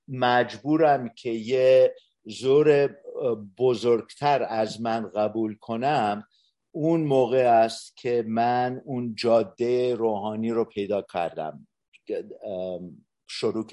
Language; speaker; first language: Persian; early bilingual, heritage; Persian